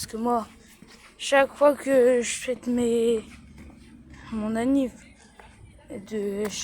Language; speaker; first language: French; early bilingual, other home language; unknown